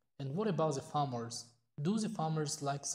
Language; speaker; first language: English; non-native, fluent; Tajik